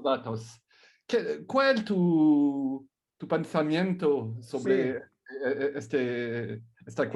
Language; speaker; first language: Spanish; non-native, learner; French